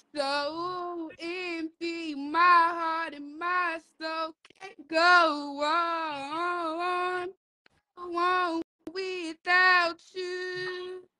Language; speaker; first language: English; native; English